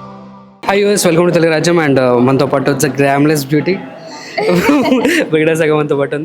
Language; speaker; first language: Telugu; native; Telugu